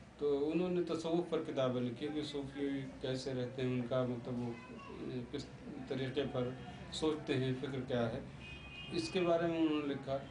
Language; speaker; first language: Urdu; native; Urdu